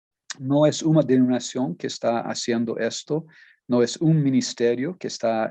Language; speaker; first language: Spanish; non-native, fluent; Portuguese